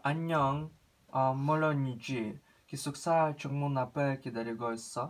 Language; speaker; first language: Korean; non-native, learner; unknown